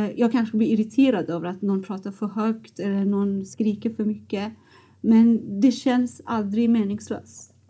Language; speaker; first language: Swedish; non-native, fluent; Persian